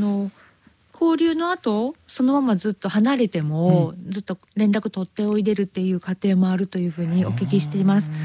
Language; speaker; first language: Japanese; native; Japanese